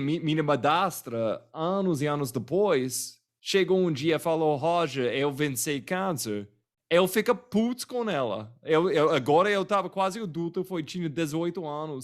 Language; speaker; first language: Portuguese; non-native, fluent; English